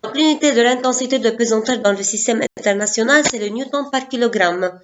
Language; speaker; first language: French; non-native, local second language; Arabic